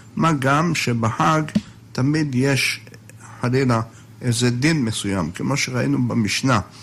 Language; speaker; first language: Hebrew; native; Hebrew